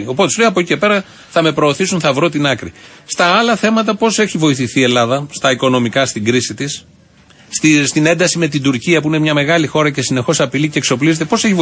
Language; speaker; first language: Greek; native; Greek